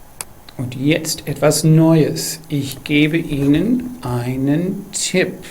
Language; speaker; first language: German; non-native, fluent; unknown